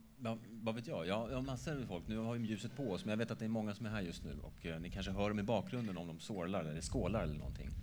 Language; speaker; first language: Swedish; native; Swedish